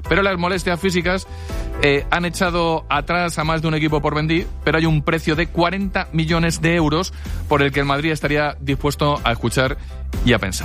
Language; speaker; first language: Spanish; native; Spanish